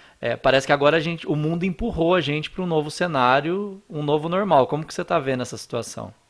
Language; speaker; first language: Portuguese; native; Portuguese